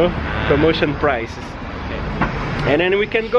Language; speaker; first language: English; non-native, fluent; Portuguese